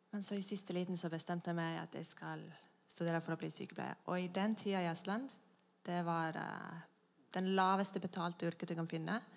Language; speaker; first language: Norwegian; non-native, fluent; Estonian